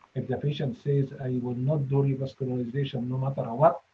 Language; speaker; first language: English; non-native, fluent; Arabic